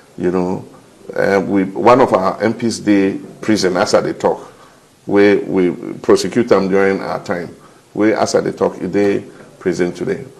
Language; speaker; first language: Nigerian Pidgin; non-native, fluent; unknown